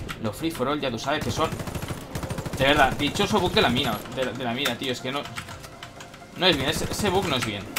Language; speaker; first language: Spanish; native; Spanish